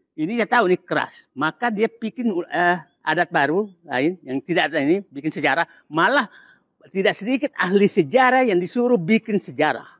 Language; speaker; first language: Indonesian; non-native, local second language; Buginese